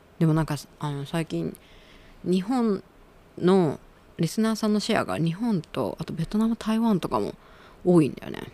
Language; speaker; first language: Japanese; native; Japanese